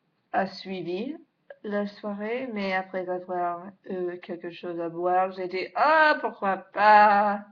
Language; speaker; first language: French; non-native, learner; English